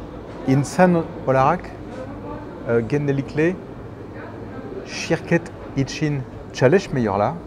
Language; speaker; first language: Turkish; non-native, learner; French